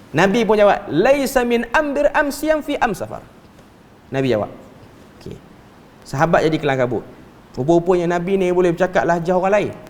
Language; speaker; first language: Malay; native; Malay